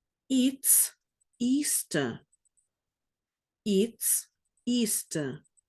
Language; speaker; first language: English; non-native, fluent; Ukrainian